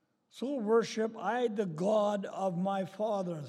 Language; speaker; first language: English; native; English